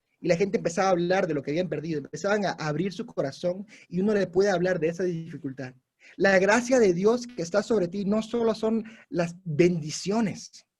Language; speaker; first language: Spanish; non-native, local second language; English